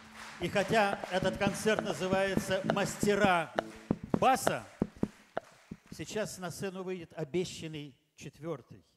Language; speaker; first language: Russian; native; Russian